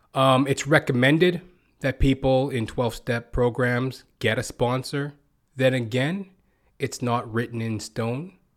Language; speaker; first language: English; native; English